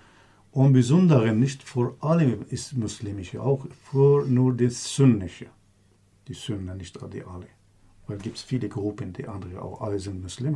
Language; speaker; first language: German; non-native, learner; Kurdish